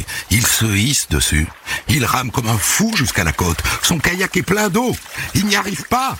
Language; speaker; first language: French; native; French